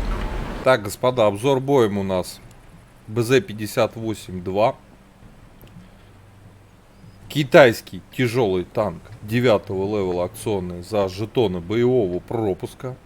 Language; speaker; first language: Russian; native; Russian